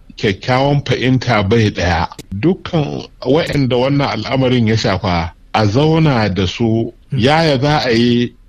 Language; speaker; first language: Hausa; non-native, local second language; Fula